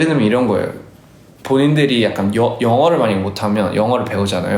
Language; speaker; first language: Korean; early bilingual, heritage; English